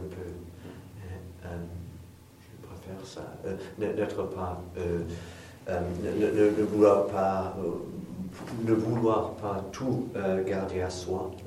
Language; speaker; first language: French; non-native, fluent; English